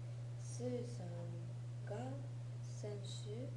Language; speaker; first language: Japanese; non-native, learner; English